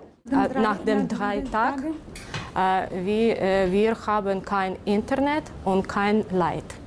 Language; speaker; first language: German; non-native, learner; Ukrainian